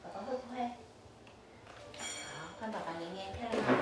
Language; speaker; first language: Chinese; native; Chinese